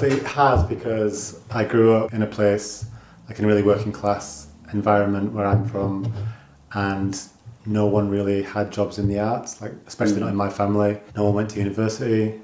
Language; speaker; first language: English; native; English